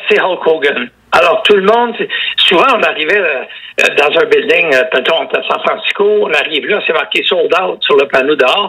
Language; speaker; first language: French; native; French